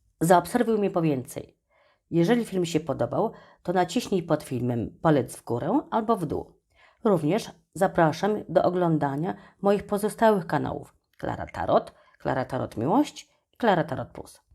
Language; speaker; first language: Polish; native; Polish